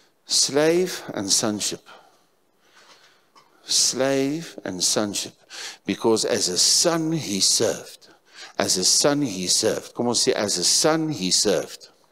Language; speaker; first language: English; non-native, local second language; Afrikaans